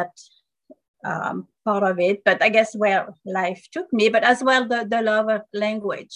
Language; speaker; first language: English; non-native, fluent; French